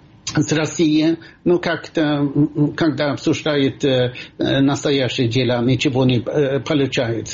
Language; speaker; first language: Russian; non-native, fluent; Swedish